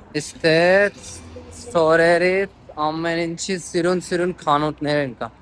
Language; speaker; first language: Armenian; non-native, learner; Hindi